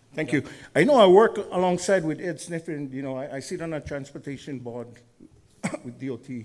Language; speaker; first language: English; native; English